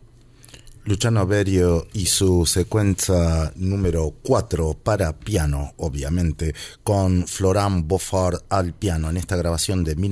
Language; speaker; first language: Spanish; native; Spanish